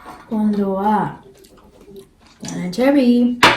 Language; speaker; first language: Japanese; non-native, fluent; Filipino